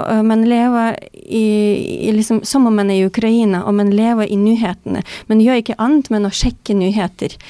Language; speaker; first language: Norwegian; non-native, fluent; Ukrainian